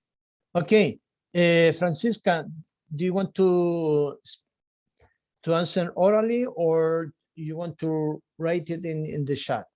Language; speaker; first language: English; non-native, fluent; Spanish